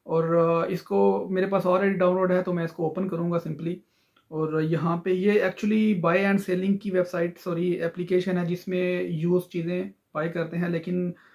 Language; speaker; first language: Urdu; non-native, local second language; Punjabi